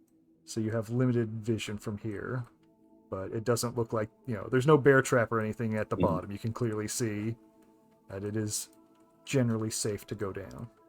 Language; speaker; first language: English; native; English